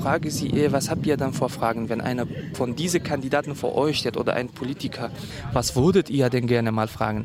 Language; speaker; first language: German; non-native, fluent; Kurdish